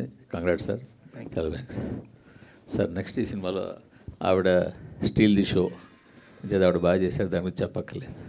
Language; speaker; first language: Telugu; native; Telugu